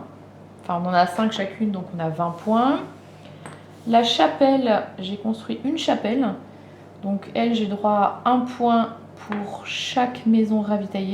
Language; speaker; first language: French; native; French